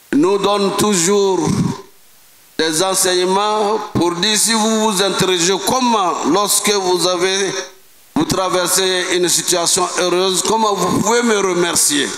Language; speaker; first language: French; non-native, local second language; Dyula